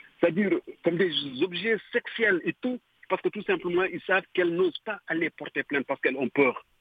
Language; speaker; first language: French; non-native, local second language; Fula